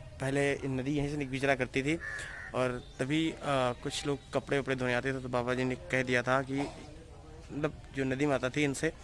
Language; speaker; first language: Hindi; native; Hindi